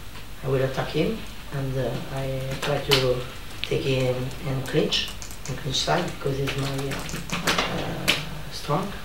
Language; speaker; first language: English; non-native, learner; Italian